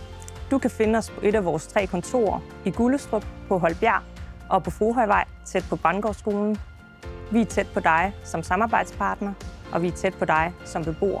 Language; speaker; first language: Danish; native; Danish